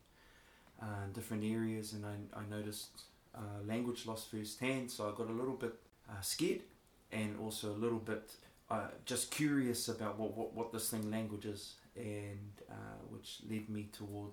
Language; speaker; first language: English; native; English